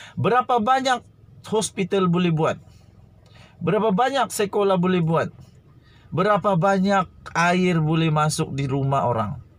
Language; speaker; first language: Malay; native; Malay